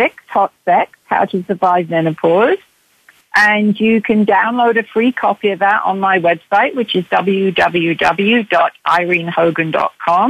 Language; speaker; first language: English; native; English